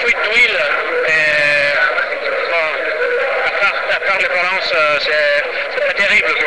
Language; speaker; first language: French; non-native, fluent; Italian